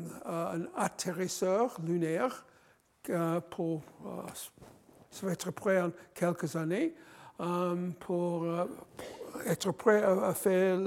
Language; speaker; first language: French; non-native, fluent; English